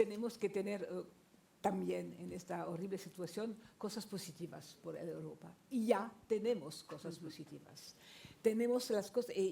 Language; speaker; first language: Spanish; non-native, fluent; French